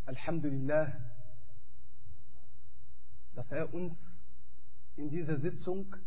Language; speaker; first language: German; non-native, fluent; Arabic